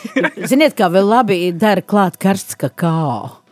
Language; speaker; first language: Latvian; native; Latvian